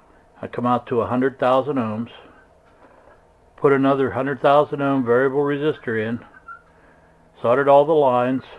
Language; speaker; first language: English; native; English